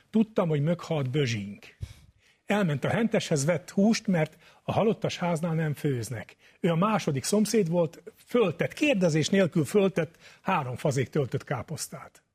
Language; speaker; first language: Hungarian; native; Hungarian